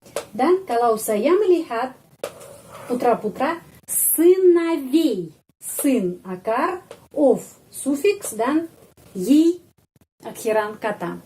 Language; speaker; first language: Indonesian; non-native, fluent; Russian